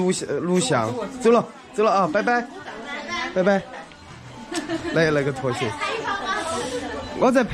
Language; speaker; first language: Chinese; native; Chinese